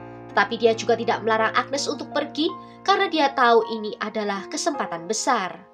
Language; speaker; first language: Indonesian; native; Indonesian